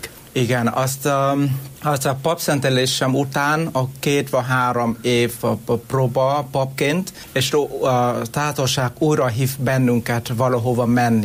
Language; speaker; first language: Hungarian; non-native, learner; Vietnamese